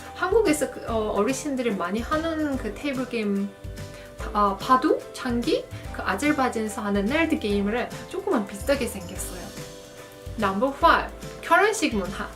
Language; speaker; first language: Korean; non-native, fluent; Azerbaijani